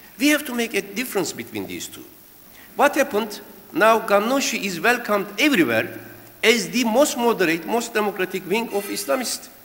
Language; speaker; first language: English; non-native, fluent; Turkish